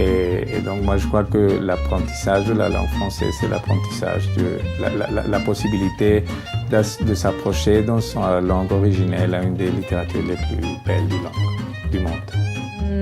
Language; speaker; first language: French; non-native, fluent; Spanish